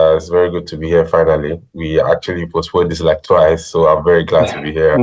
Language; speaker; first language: English; non-native, local second language; Yoruba